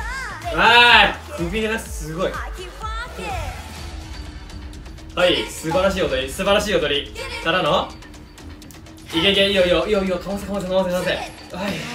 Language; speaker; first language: Japanese; native; Japanese